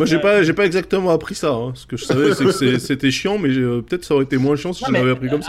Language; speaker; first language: French; native; French